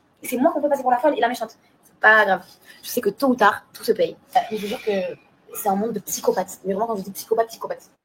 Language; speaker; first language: French; native; French